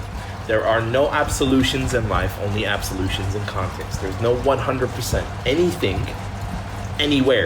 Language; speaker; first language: English; native; English